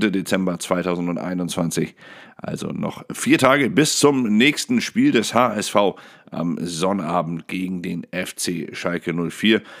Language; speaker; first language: German; native; German